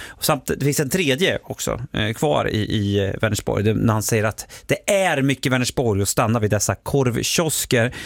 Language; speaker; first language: Swedish; native; Swedish